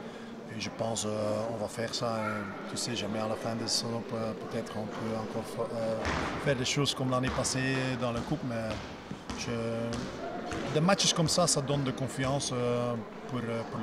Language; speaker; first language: French; non-native, local second language; Dutch